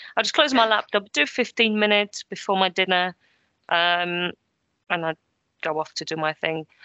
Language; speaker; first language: English; early bilingual, other home language; Polish